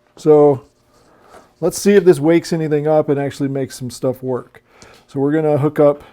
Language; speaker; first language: English; native; English